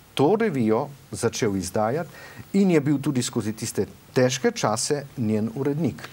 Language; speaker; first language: Slovenian; native; Slovenian